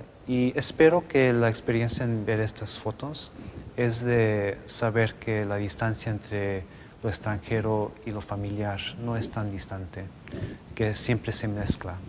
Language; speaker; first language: Spanish; non-native, local second language; English